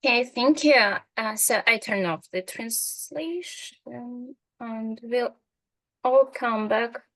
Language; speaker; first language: English; non-native, fluent; Ukrainian